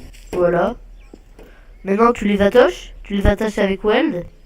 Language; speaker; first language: French; native; French